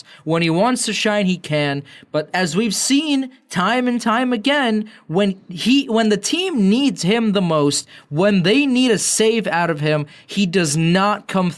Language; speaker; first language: English; native; English